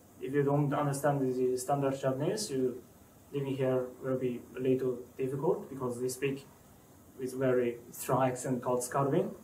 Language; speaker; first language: English; non-native, learner; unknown